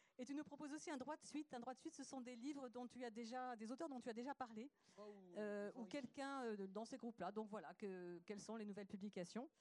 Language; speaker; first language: French; native; French